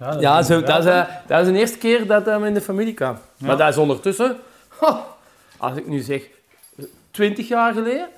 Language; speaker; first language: Dutch; native; Dutch